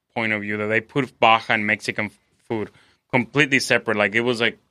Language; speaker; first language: English; non-native, fluent; Spanish